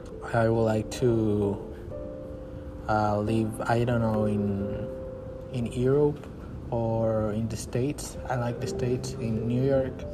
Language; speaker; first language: English; non-native, learner; Spanish